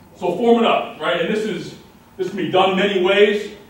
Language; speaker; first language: English; native; English